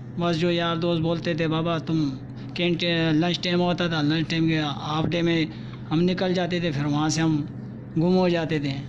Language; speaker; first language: Urdu; non-native, local second language; Pashto